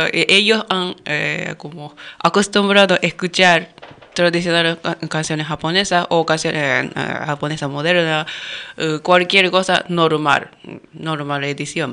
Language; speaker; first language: Spanish; non-native, learner; Japanese